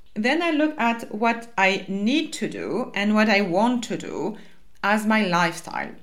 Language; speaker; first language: English; non-native, fluent; French